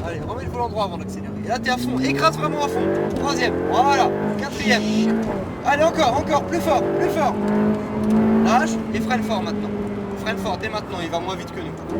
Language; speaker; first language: French; native; French